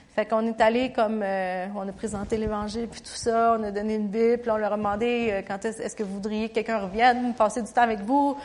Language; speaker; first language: French; native; French